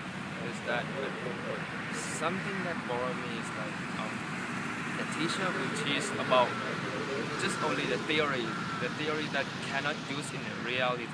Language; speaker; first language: English; non-native, learner; Thai